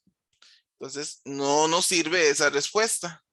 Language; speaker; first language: Spanish; native; Spanish